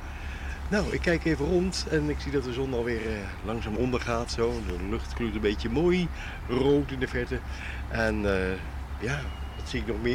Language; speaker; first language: Dutch; native; Dutch